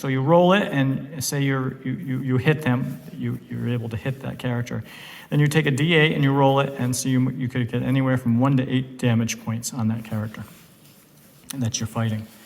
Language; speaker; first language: English; native; English